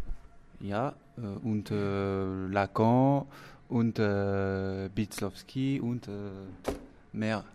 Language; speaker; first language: German; non-native, learner; French